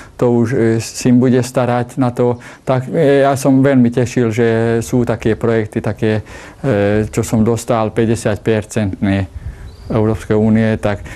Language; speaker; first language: Slovak; non-native, local second language; Hungarian